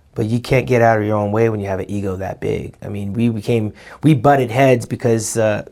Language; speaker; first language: English; native; English